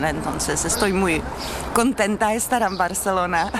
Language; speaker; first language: Spanish; non-native, learner; Czech